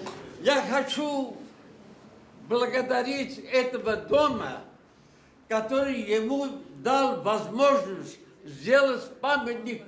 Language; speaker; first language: Russian; non-native, local second language; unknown